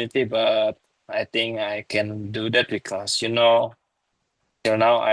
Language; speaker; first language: English; non-native, learner; Indonesian